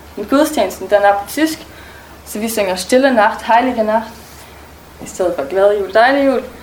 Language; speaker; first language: Danish; non-native, local second language; German